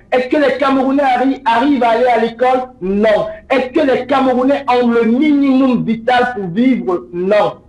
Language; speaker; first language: French; native; French